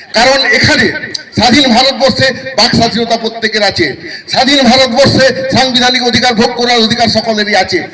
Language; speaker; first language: Bangla; non-native, local second language; Santali